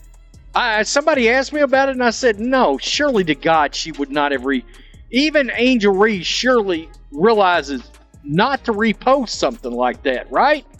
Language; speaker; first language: English; native; English